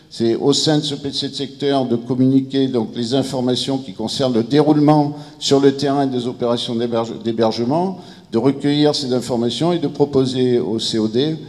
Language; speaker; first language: French; native; French